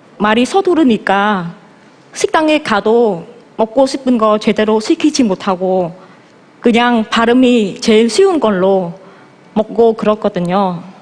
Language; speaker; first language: Korean; non-native, fluent; Vietnamese